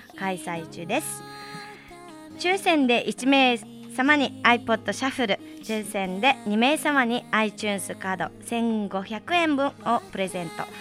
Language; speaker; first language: Japanese; non-native, fluent; Mongolian